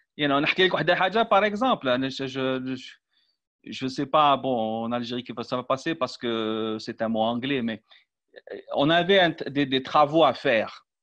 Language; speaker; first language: French; non-native, local second language; Arabic